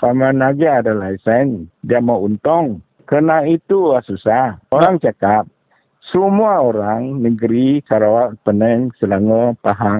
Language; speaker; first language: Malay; non-native, local second language; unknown